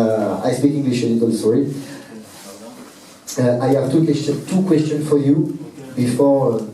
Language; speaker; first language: English; non-native, learner; French